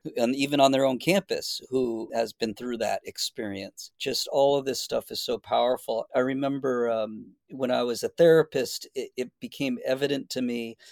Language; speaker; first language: English; native; English